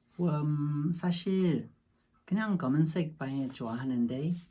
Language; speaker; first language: Korean; non-native, learner; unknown